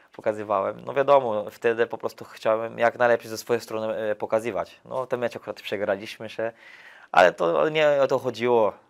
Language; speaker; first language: Polish; non-native, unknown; Portuguese